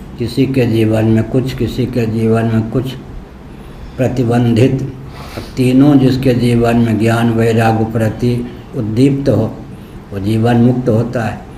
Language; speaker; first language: Hindi; non-native, local second language; Maithili